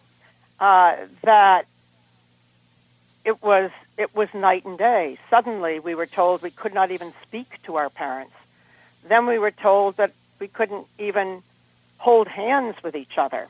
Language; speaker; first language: English; native; English